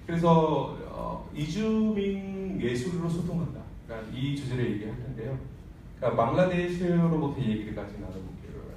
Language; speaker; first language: Korean; non-native, fluent; Bangla